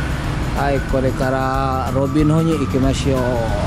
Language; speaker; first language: Japanese; non-native, learner; Indonesian